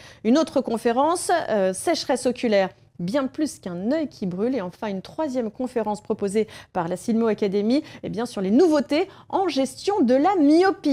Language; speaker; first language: French; native; French